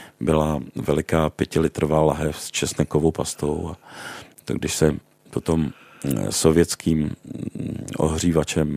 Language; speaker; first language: Czech; native; Czech